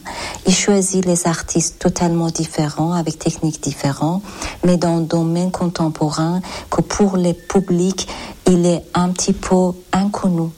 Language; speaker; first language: French; non-native, learner; Persian